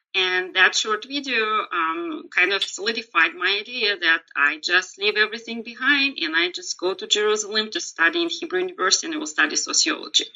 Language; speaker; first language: English; non-native, fluent; Russian